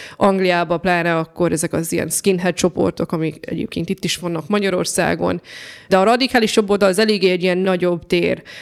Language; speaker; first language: Hungarian; early bilingual, heritage; Hungarian